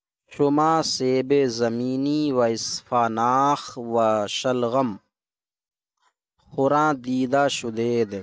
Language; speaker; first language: Persian; non-native, fluent; Urdu